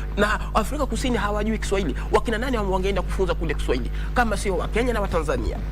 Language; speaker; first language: Swahili; native; Swahili